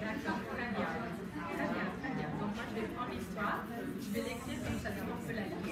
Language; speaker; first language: French; non-native, fluent; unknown